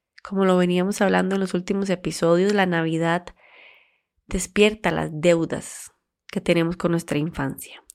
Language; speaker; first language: Spanish; native; Spanish